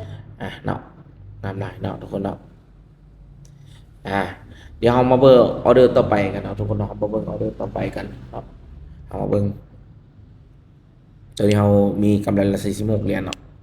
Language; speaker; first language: Thai; non-native, local second language; Northeastern Thai